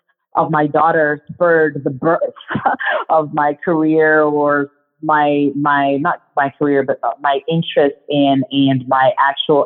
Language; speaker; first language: English; non-native, local second language; Shona